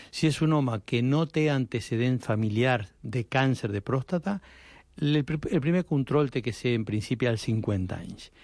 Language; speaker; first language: Catalan; non-native, fluent; Spanish